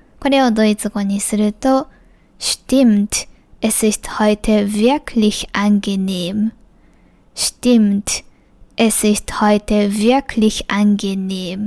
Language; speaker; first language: German; non-native, fluent; Japanese